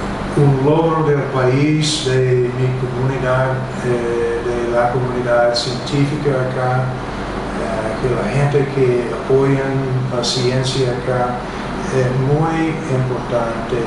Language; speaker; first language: Spanish; non-native, fluent; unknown